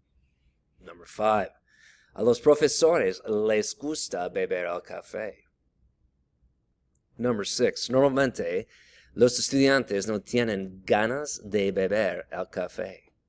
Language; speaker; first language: Spanish; non-native, fluent; English